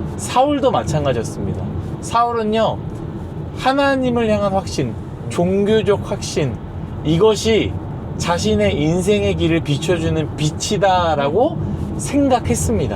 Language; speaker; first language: Korean; native; Korean